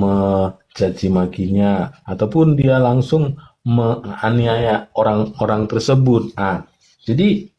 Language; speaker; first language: Indonesian; native; Indonesian